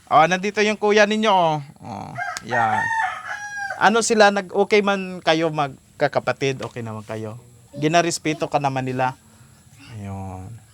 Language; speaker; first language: Filipino; native; Filipino